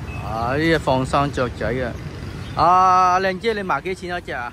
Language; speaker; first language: Chinese; early bilingual, heritage; Cantonese